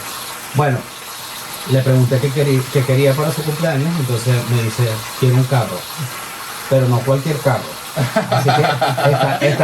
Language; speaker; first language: Spanish; native; Spanish